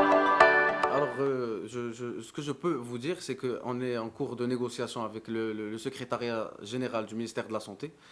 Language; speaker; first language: French; non-native, local second language; Arabic